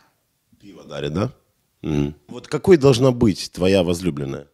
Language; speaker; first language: Russian; native; Russian